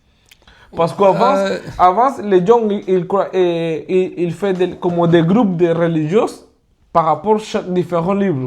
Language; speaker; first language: French; non-native, fluent; Spanish